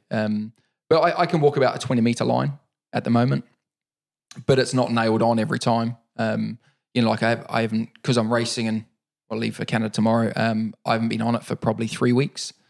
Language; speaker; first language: English; native; English